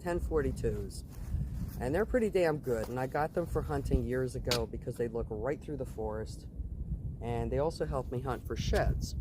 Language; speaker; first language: English; native; English